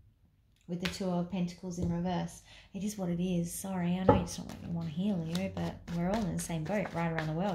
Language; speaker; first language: English; native; English